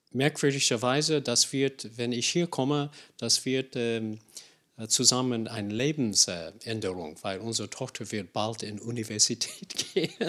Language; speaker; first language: German; non-native, fluent; English